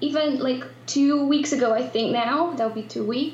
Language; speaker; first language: English; non-native, fluent; Polish